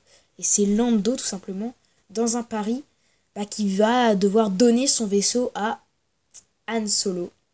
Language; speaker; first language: French; native; French